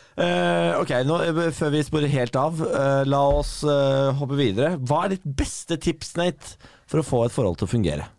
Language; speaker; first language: Norwegian; native; Norwegian